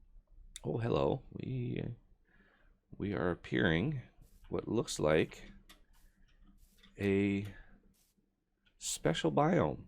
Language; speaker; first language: English; native; English